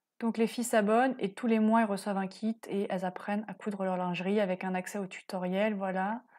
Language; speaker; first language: French; native; French